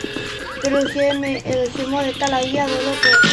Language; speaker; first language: Spanish; native; Spanish